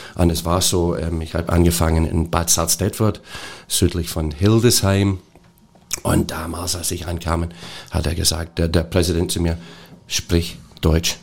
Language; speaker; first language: German; non-native, fluent; English